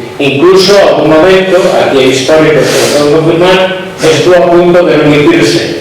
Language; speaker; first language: Spanish; native; Spanish